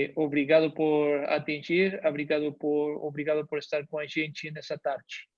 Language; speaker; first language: Portuguese; non-native, learner; Spanish